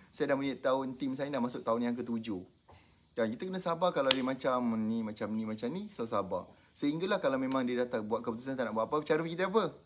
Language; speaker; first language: Malay; native; Malay